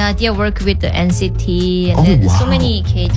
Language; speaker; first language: English; non-native, learner; Korean